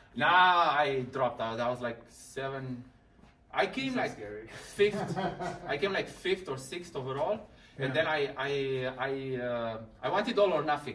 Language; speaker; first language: English; non-native, fluent; Romanian